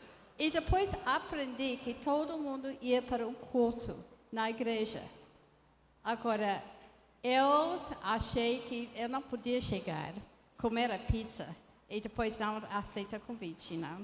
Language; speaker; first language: Portuguese; non-native, fluent; English